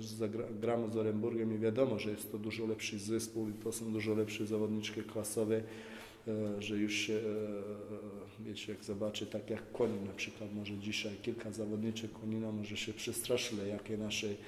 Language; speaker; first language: Polish; non-native, fluent; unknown